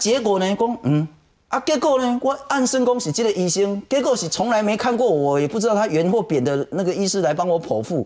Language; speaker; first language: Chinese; native; Chinese